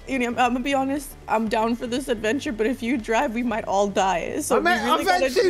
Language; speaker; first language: English; native; English